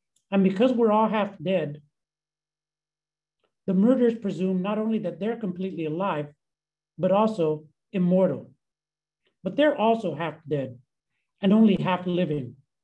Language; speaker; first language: English; early bilingual, other home language; Spanish